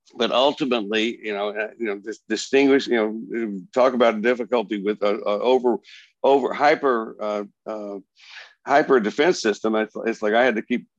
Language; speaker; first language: English; native; English